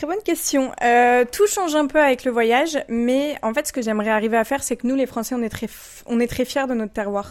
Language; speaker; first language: French; native; French